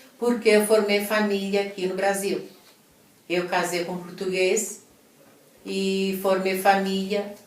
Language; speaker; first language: Portuguese; non-native, fluent; Italian